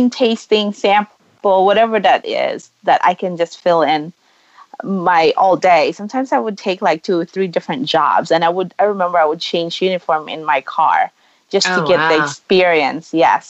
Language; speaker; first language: English; non-native, local second language; Cebuano